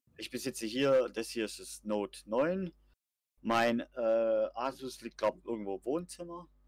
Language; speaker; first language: German; native; German